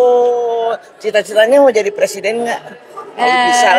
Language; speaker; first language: Indonesian; native; Indonesian